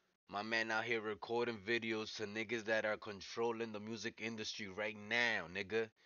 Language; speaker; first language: English; early bilingual, other home language; Spanish